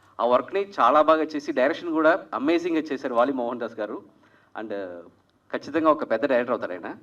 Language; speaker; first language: Telugu; native; Telugu